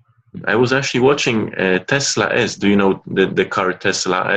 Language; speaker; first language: English; non-native, fluent; Polish